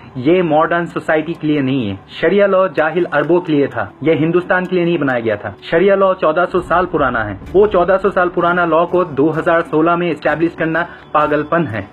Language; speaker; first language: Hindi; non-native, fluent; Bangla